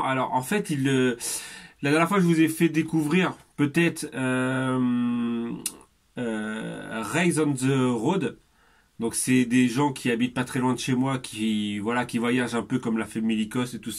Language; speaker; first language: French; native; French